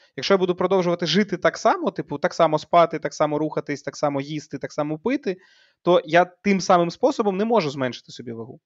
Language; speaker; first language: Ukrainian; native; Ukrainian